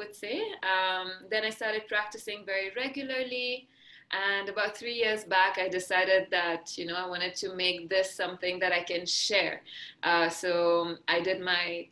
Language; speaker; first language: English; non-native, fluent; Marathi